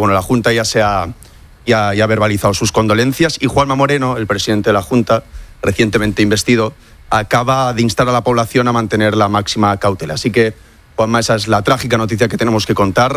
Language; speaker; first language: Spanish; native; Spanish